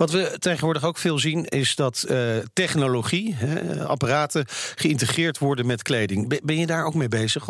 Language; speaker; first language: Dutch; native; Dutch